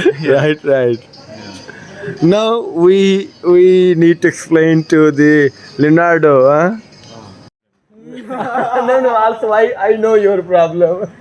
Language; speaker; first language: English; non-native, learner; Punjabi